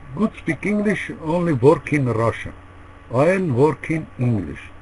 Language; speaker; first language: English; non-native, learner; Russian